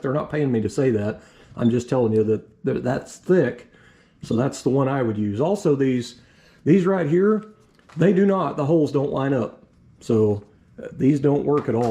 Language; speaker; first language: English; native; English